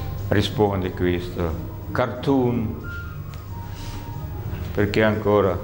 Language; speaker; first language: Italian; non-native, learner; Russian